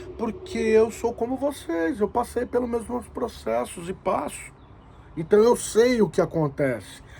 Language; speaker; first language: Portuguese; native; Portuguese